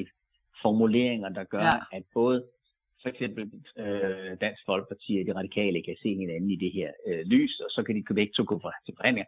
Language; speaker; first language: Danish; native; Danish